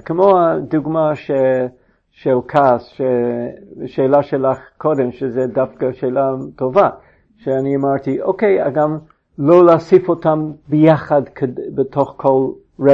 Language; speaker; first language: Hebrew; non-native, fluent; English